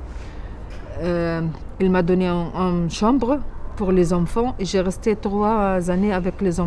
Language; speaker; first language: French; non-native, local second language; Arabic